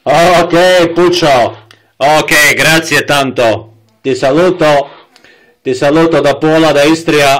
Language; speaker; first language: Italian; non-native, learner; Croatian